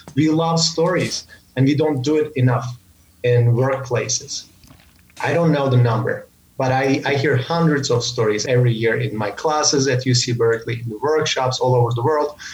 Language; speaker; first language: English; non-native, fluent; Turkish